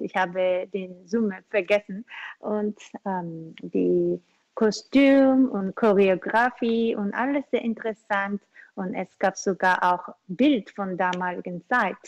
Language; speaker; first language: German; non-native, learner; Korean